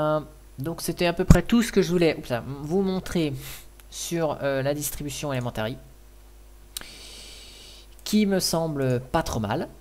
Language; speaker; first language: French; native; French